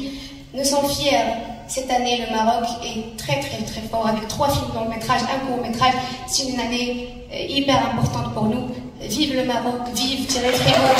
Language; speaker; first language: French; non-native, local second language; Arabic